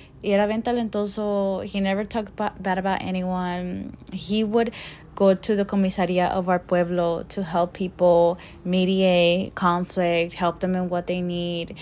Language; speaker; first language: English; early bilingual, other home language; Spanish